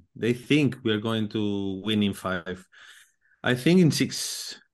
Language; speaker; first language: English; non-native, learner; Spanish